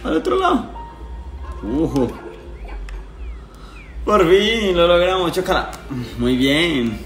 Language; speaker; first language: Spanish; native; Spanish